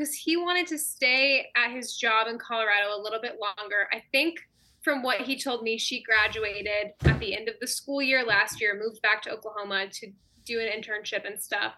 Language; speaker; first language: English; native; English